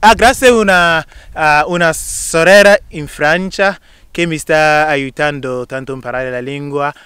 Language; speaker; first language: Italian; non-native, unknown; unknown